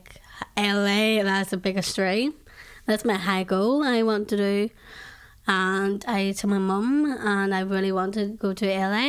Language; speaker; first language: English; native; English